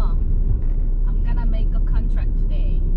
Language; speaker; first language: English; non-native, fluent; Korean